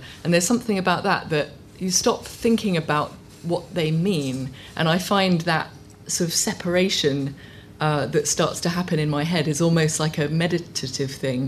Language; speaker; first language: English; native; English